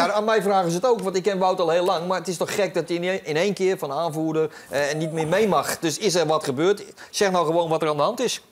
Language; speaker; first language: Dutch; native; Dutch